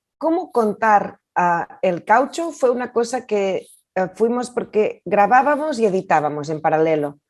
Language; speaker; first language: Spanish; non-native, local second language; Catalan